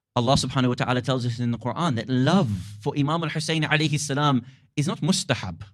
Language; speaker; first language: English; native; English